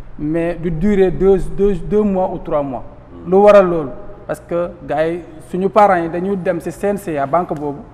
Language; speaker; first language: Wolof; non-native, local second language; Fula